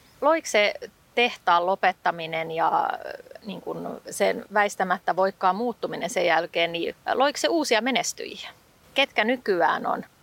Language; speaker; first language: Finnish; native; Finnish